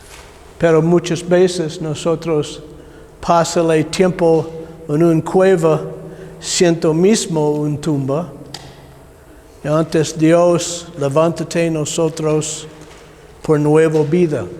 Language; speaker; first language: Spanish; non-native, learner; English